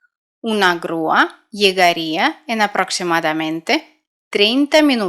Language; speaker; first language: Spanish; non-native, fluent; Russian